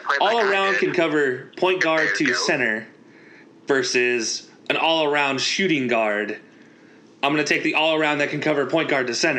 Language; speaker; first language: English; native; English